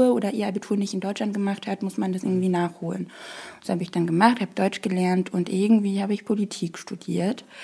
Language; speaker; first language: German; non-native, fluent; Arabic